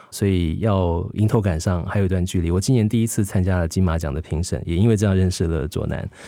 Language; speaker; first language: Chinese; native; Chinese